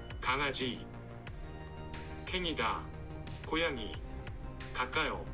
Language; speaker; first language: Korean; non-native, learner; English